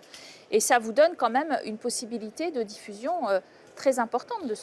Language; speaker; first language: French; native; French